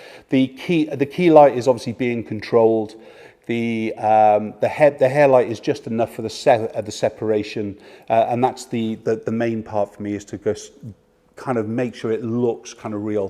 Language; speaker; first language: English; native; English